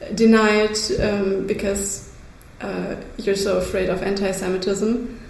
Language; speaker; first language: English; early bilingual, other home language; Russian